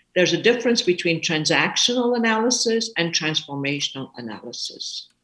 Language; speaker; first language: English; native; English